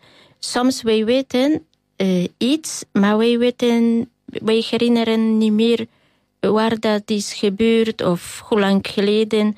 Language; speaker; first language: Dutch; non-native, learner; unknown